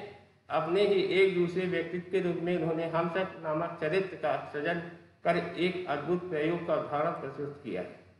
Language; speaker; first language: Hindi; native; Hindi